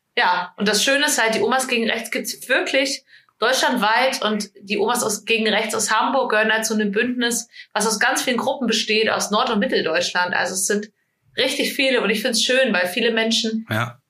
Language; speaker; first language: German; native; German